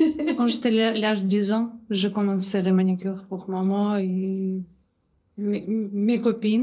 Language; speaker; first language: French; non-native, learner; Russian